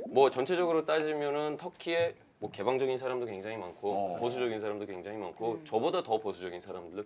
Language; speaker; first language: Korean; non-native, fluent; Turkish